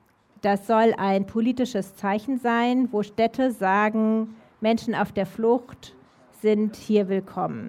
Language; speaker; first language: German; native; German